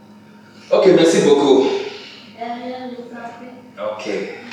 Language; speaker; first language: French; non-native, fluent; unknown